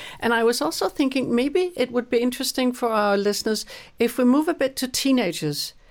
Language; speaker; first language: English; non-native, fluent; Danish